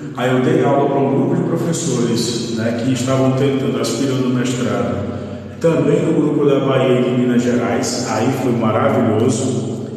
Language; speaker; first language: Portuguese; native; Portuguese